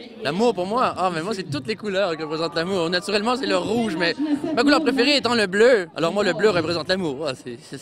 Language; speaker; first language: French; native; French